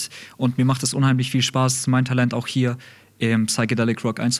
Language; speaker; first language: German; early bilingual, other home language; Russian